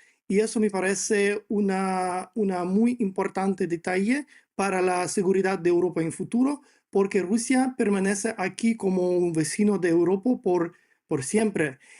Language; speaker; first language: Spanish; non-native, fluent; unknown